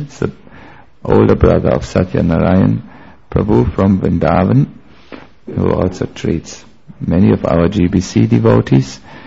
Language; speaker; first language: English; non-native, fluent; German